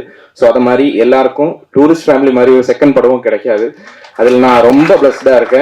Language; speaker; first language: Tamil; non-native, fluent; Malayalam